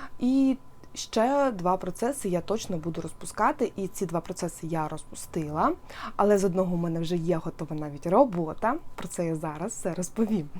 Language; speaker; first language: Ukrainian; non-native, local second language; Russian